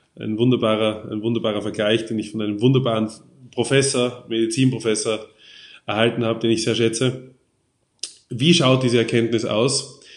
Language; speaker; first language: German; native; German